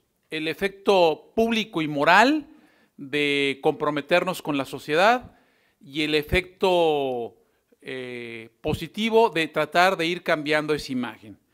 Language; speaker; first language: Spanish; native; Spanish